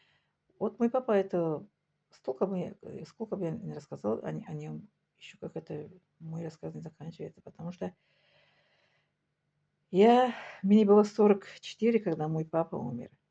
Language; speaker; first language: Russian; non-native, local second language; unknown